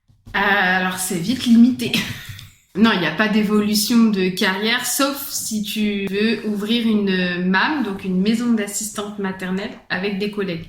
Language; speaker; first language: French; native; French